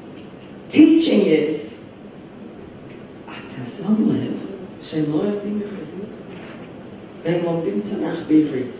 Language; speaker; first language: Hebrew; non-native, fluent; English